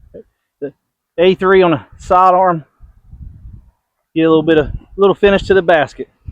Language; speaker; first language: English; native; English